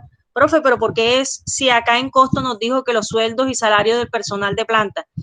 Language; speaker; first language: Spanish; native; Spanish